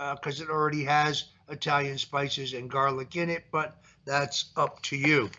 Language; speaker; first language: English; early bilingual, other home language; Italian